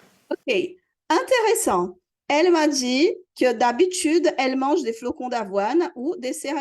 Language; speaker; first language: French; non-native, fluent; Portuguese